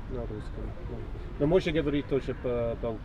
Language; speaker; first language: Russian; non-native, learner; English